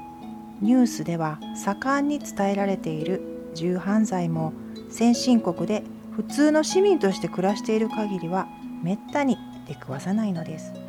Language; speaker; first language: Japanese; native; Japanese